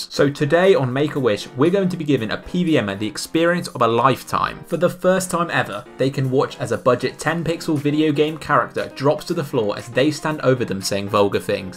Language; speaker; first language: English; native; English